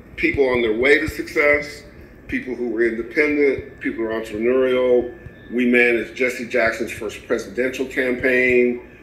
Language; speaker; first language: English; native; English